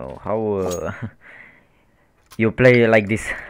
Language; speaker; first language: English; non-native, learner; Romanian